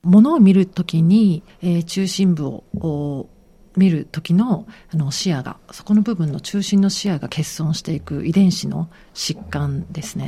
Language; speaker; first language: Japanese; native; Japanese